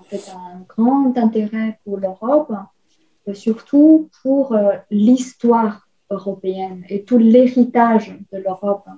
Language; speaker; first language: French; non-native, fluent; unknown